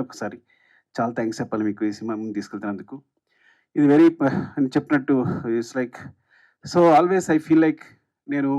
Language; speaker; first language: Telugu; native; Telugu